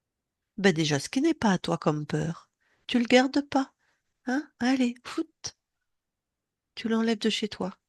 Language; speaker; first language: French; native; French